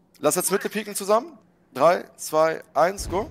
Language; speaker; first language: German; native; German